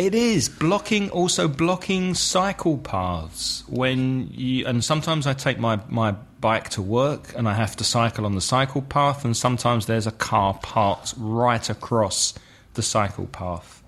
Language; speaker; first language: English; native; English